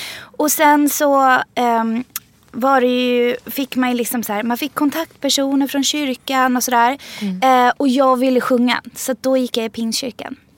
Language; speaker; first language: Swedish; early bilingual, other home language; Persian